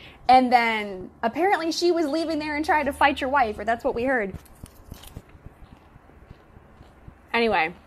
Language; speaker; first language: English; native; English